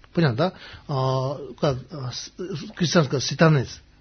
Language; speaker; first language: Russian; non-native, learner; Tibetan